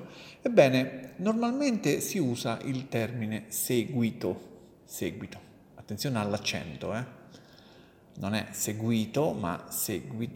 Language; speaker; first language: Italian; native; Italian